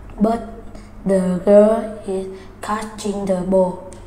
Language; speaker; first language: English; non-native, learner; Vietnamese